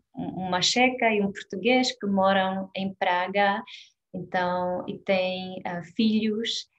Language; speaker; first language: Portuguese; non-native, fluent; Czech